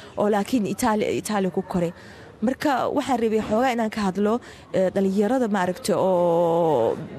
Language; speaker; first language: Somali; early bilingual, heritage; Somali